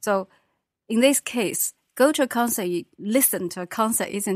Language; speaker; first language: English; non-native, fluent; Chinese